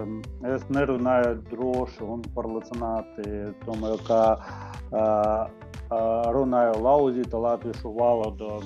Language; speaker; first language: Latvian; non-native, learner; Russian